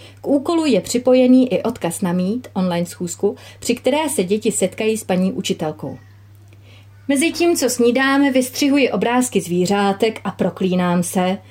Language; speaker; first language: Czech; native; Czech